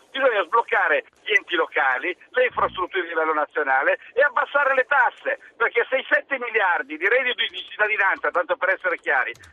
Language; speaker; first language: Italian; native; Italian